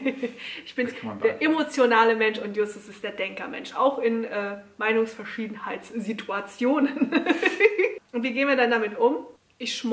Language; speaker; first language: German; native; German